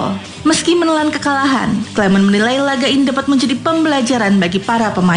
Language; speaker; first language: Indonesian; native; Indonesian